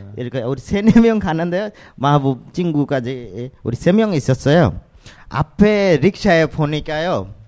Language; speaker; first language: Korean; non-native, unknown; Bangla